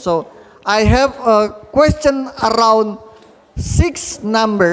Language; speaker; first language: English; non-native, fluent; Indonesian